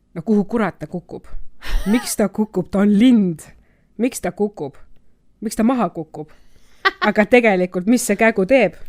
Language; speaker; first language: Estonian; non-native, local second language; Russian